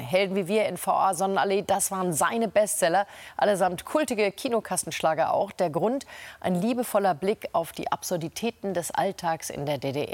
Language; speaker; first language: German; native; German